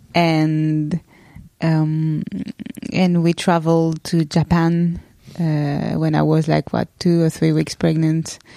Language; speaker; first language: English; non-native, fluent; French